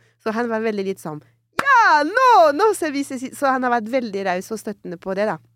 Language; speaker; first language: Norwegian; non-native, fluent; French